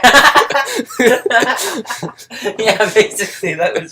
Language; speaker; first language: English; native; English